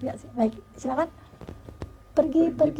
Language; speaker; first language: Indonesian; native; Indonesian